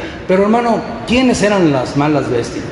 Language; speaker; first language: Spanish; native; Spanish